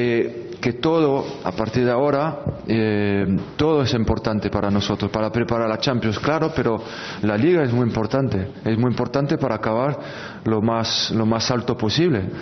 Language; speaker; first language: Spanish; non-native, fluent; French